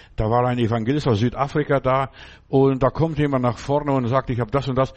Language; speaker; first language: German; non-native, fluent; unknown